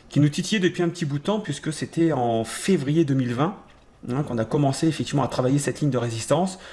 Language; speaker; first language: French; native; French